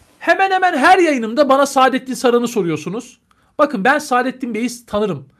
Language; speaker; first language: Turkish; native; Turkish